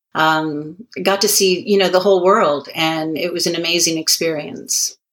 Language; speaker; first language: English; native; English